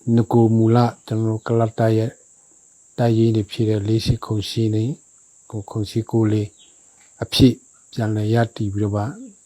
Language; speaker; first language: Burmese; non-native, local second language; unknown